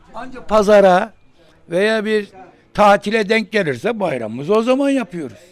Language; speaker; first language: Turkish; native; Turkish